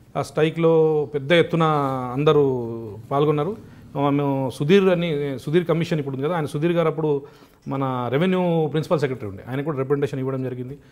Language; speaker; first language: Telugu; non-native, local second language; Urdu